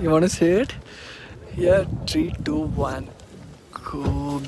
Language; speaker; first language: English; non-native, local second language; Telugu